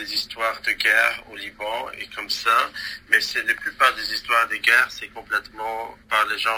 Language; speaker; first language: French; non-native, local second language; Arabic